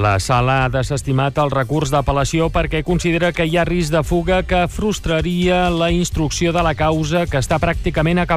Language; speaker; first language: Catalan; native; Catalan